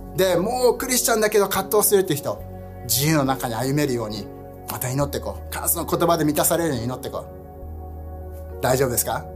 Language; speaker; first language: Japanese; early bilingual, heritage; Japanese